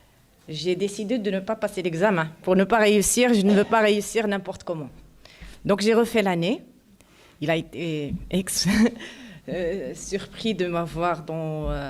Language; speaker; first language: French; non-native, local second language; Arabic